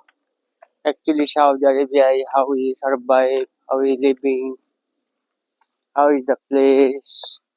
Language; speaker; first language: English; non-native, learner; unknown